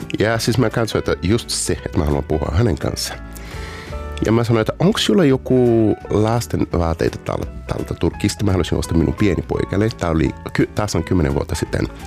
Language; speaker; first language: Finnish; non-native, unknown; Portuguese